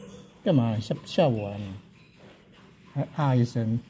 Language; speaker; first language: Chinese; native; Chinese